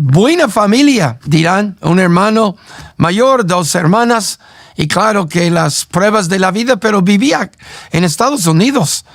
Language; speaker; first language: Spanish; non-native, fluent; English